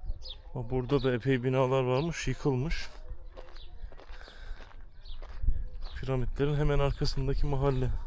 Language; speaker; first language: Turkish; native; Turkish